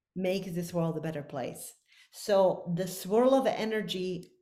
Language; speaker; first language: English; non-native, fluent; Bosnian